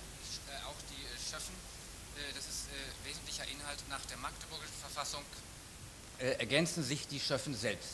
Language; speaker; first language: German; native; German